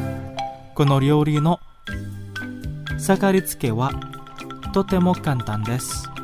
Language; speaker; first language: Japanese; non-native, fluent; Indonesian